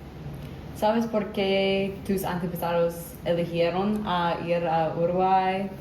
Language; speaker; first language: Spanish; non-native, learner; English